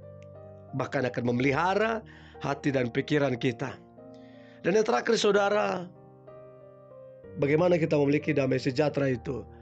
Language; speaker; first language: Indonesian; native; Indonesian